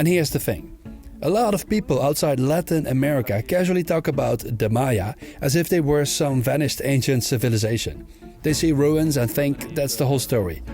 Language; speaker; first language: English; native; English